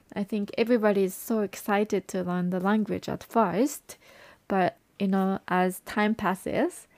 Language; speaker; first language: English; non-native, fluent; Japanese